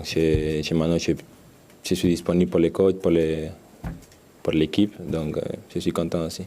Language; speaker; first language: French; non-native, learner; Spanish